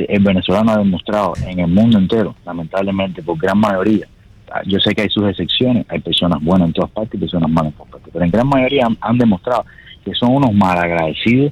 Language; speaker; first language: Spanish; native; Spanish